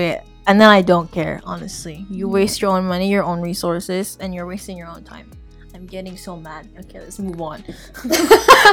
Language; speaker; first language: English; non-native, local second language; Filipino